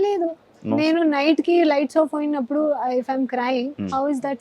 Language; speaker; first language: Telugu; non-native, local second language; Hindi